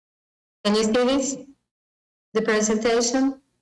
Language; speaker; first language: English; non-native, fluent; Portuguese